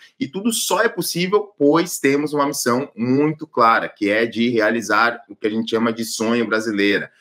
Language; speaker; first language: Portuguese; native; Portuguese